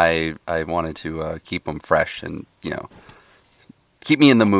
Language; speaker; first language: English; native; English